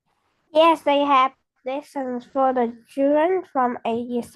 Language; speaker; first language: English; non-native, learner; Vietnamese